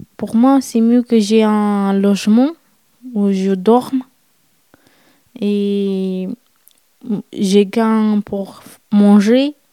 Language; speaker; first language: French; non-native, learner; Romany